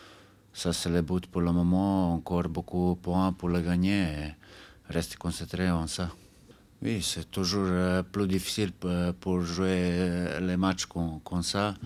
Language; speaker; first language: French; non-native, fluent; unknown